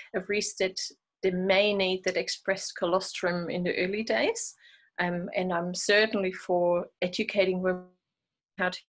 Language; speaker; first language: English; non-native, fluent; German